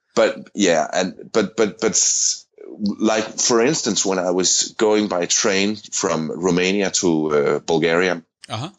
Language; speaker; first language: English; non-native, fluent; Danish